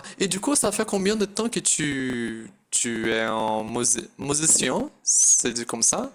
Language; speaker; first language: French; non-native, fluent; Portuguese